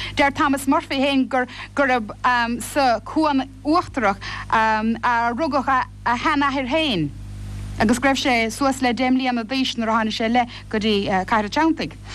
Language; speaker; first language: Irish; native; Irish